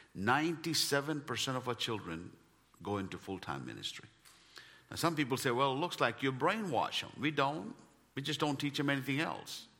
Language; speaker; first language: English; non-native, local second language; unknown